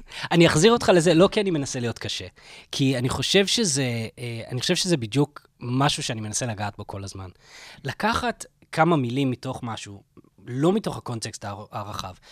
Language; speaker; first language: Hebrew; non-native, fluent; English